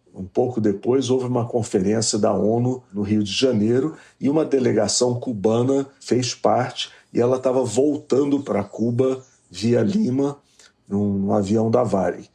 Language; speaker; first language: Portuguese; native; Portuguese